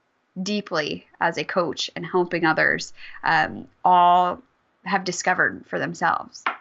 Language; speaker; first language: English; native; English